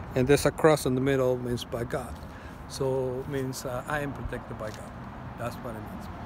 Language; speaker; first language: English; non-native, fluent; Spanish